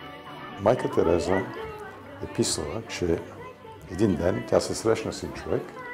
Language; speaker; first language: Bulgarian; early bilingual, heritage; Bulgarian